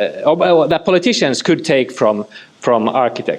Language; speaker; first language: English; non-native, fluent; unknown